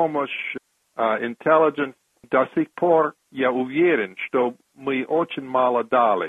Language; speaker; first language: Russian; non-native, fluent; English